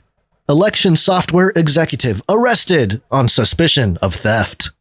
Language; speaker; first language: English; native; English